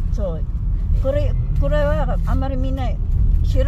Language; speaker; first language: Japanese; non-native, learner; Filipino